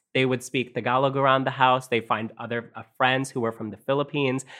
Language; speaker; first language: English; non-native, fluent; Filipino